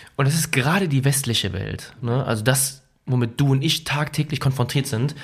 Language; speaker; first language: German; early bilingual, other home language; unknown